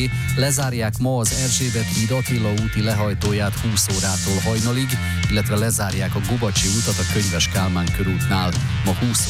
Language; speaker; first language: Hungarian; native; Hungarian